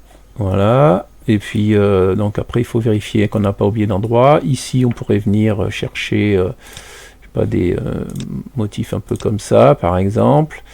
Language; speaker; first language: French; native; French